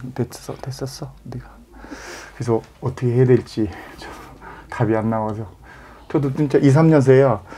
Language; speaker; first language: Korean; native; Korean